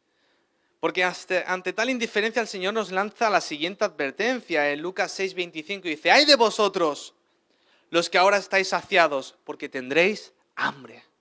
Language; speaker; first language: Spanish; native; Spanish